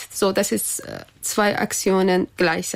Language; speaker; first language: German; non-native, learner; Persian